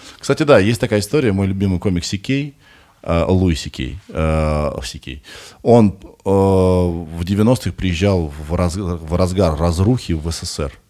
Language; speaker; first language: Russian; native; Russian